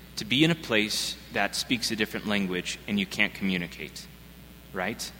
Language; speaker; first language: English; native; English